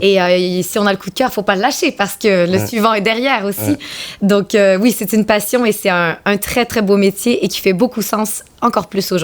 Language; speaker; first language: French; native; French